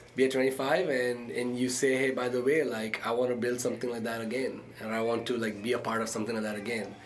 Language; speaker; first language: English; early bilingual, other home language; Arabic